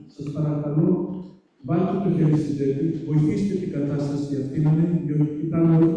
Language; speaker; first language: Greek; early bilingual, heritage; Greek